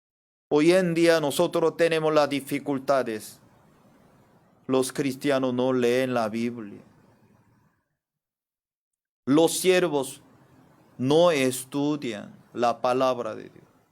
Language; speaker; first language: Spanish; non-native, fluent; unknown